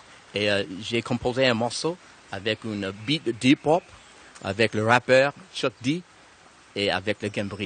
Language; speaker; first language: French; non-native, learner; English